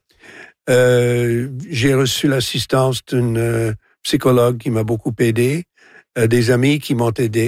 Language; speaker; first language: French; non-native, local second language; English